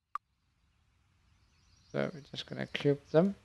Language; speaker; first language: English; non-native, fluent; Danish